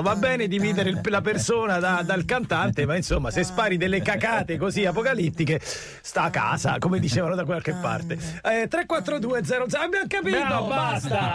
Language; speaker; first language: Italian; native; Italian